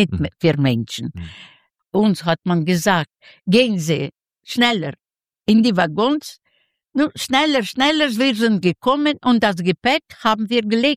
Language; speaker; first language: German; non-native, learner; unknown